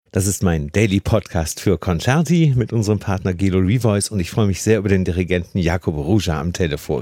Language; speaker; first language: German; native; German